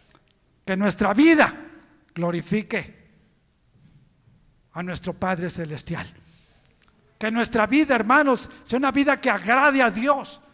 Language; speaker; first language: Spanish; native; Spanish